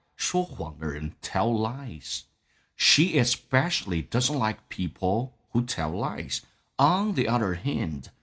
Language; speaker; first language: English; non-native, fluent; Chinese